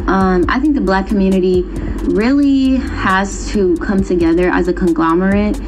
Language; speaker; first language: English; native; English